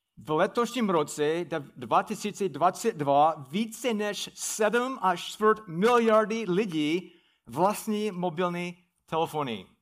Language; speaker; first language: Czech; non-native, fluent; English